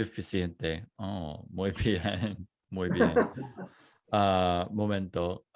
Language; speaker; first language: Spanish; non-native, fluent; English